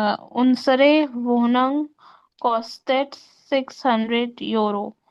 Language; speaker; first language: German; non-native, learner; Urdu